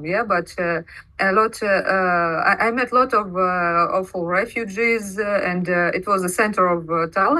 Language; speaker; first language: English; non-native, fluent; Russian